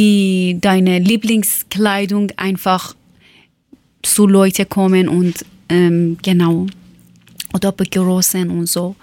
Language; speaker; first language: German; non-native, fluent; Persian